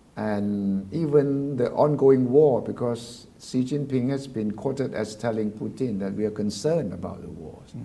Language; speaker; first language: English; non-native, fluent; Thai